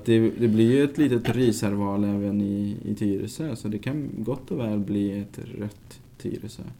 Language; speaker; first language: Swedish; native; Swedish